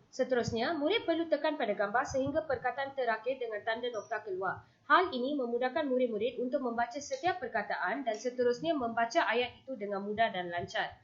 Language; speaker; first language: Malay; non-native, local second language; Tamil